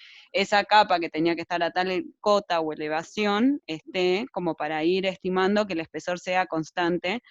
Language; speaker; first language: Spanish; native; Spanish